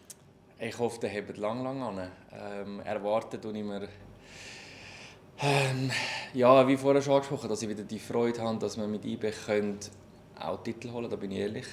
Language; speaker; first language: German; native; German